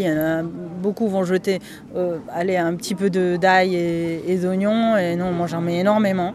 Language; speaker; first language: French; early bilingual, other home language; Spanish